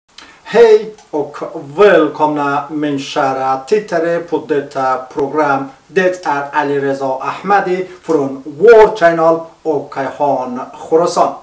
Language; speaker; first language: Swedish; non-native, learner; Persian